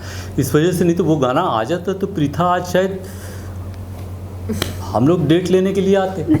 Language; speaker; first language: Hindi; native; Hindi